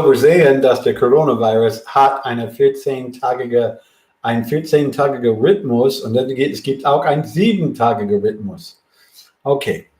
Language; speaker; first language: German; non-native, fluent; English